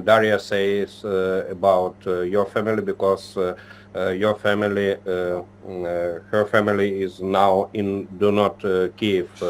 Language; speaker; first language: English; non-native, learner; Ukrainian